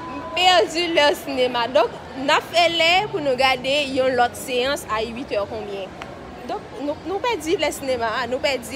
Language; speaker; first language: French; non-native, local second language; Haitian Creole